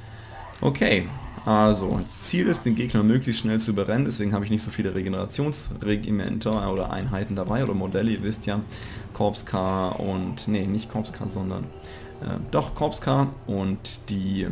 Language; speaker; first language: German; native; German